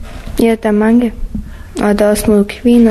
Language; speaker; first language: Danish; non-native, learner; Persian